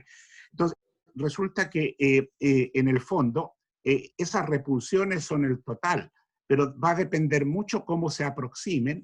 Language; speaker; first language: Spanish; native; Spanish